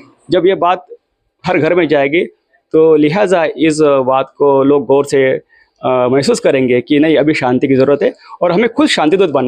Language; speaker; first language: Hindi; non-native, local second language; Marathi